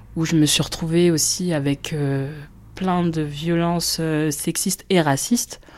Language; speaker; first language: French; native; French